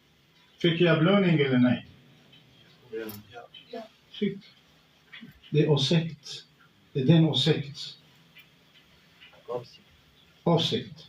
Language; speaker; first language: Swedish; non-native, fluent; Arabic